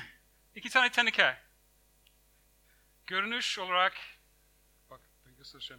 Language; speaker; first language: Turkish; non-native, fluent; English